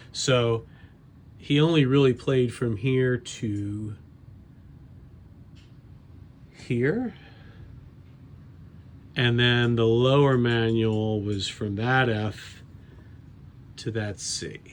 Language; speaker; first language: English; native; English